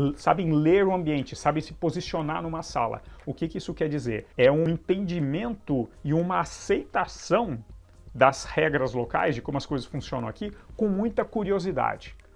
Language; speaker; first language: Portuguese; native; Portuguese